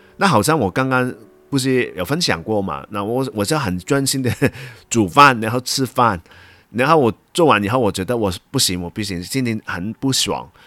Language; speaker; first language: Chinese; non-native, local second language; Cantonese